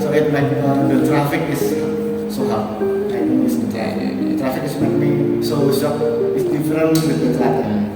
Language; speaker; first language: English; non-native, learner; Indonesian